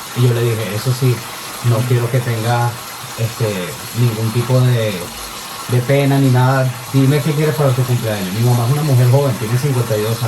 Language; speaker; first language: Spanish; native; Spanish